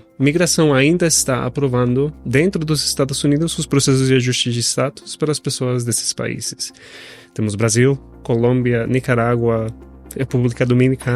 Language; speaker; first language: Portuguese; non-native, fluent; Spanish